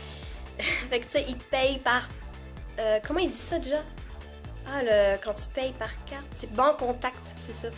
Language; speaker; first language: French; native; French